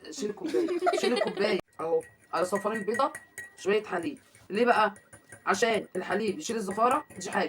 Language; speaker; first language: Arabic; native; Arabic